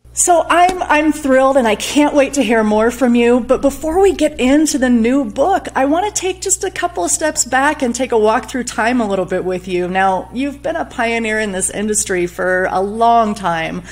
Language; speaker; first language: English; native; English